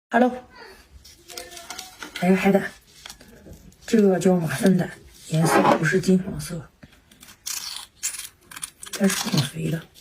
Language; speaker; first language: Chinese; native; Chinese